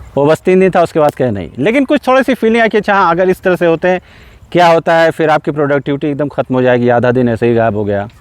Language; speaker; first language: Hindi; native; Hindi